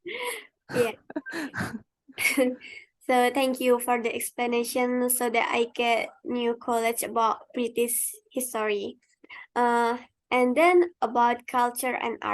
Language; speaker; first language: English; non-native, learner; Indonesian